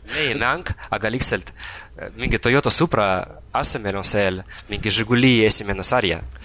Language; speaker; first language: Estonian; non-native, local second language; Russian